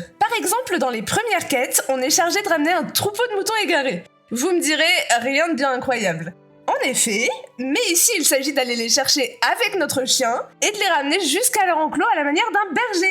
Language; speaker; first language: French; native; French